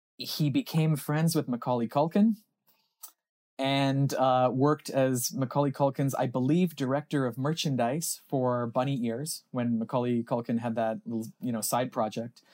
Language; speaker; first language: English; native; English